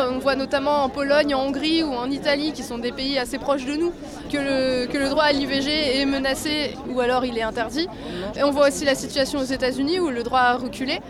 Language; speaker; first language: French; native; French